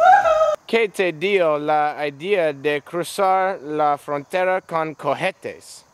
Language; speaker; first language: Spanish; non-native, learner; English